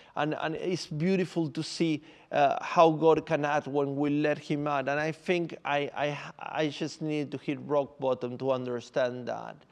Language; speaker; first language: English; non-native, fluent; Spanish